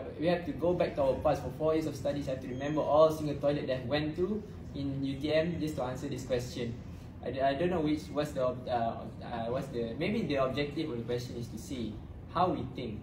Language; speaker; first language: English; non-native, local second language; Malay